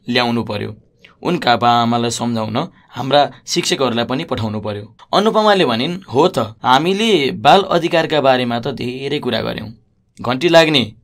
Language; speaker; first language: Nepali; native; Nepali